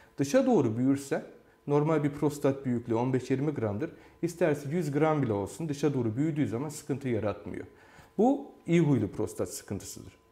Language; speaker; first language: Turkish; early bilingual, heritage; Turkish